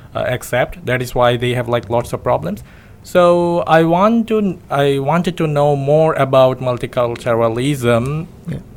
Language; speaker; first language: English; non-native, local second language; Bangla